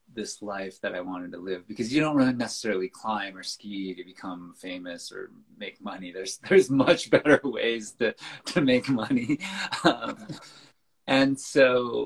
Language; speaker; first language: English; native; English